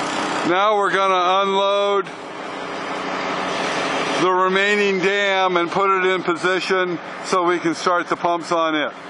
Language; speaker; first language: English; native; English